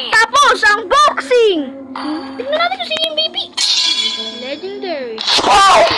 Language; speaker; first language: Filipino; non-native, local second language; Waray